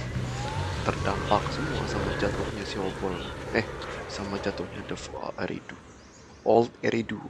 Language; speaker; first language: Indonesian; native; Indonesian